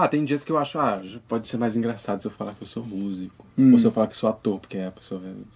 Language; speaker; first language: Portuguese; native; Portuguese